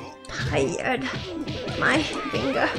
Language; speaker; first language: English; non-native, learner; Japanese